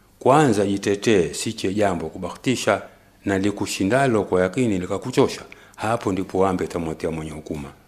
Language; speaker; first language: Swahili; native; Swahili